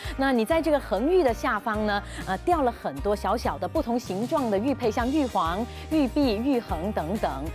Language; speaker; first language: Chinese; native; Chinese